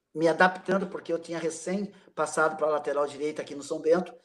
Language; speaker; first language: Portuguese; native; Portuguese